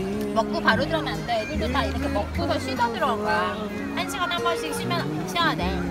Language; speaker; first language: Korean; native; Korean